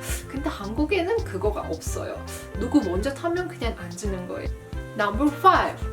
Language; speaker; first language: Korean; non-native, fluent; Azerbaijani